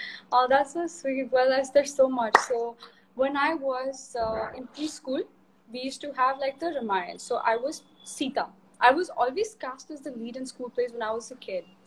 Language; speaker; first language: English; non-native, local second language; Hindi